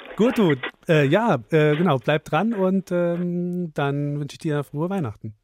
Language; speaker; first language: German; native; German